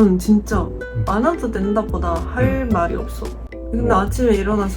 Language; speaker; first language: Korean; non-native, fluent; Japanese